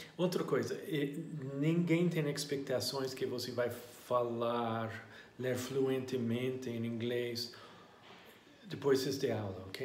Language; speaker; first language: Portuguese; non-native, learner; English